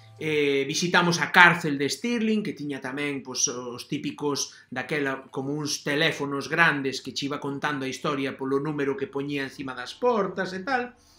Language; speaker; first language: Galician; non-native, local second language; Spanish